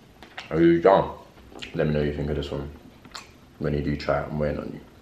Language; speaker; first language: English; native; English